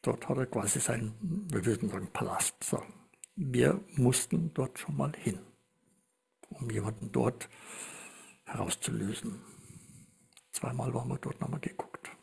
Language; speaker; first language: German; native; German